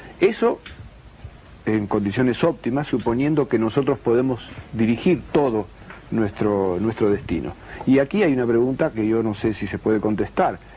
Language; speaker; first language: Spanish; native; Spanish